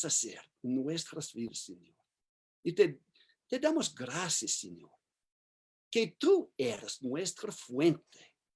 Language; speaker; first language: Spanish; non-native, learner; English